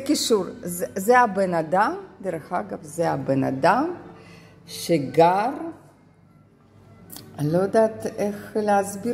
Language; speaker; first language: Hebrew; non-native, fluent; Russian